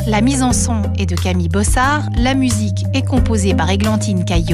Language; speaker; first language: French; native; French